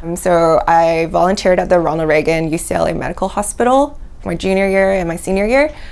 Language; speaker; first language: English; native; English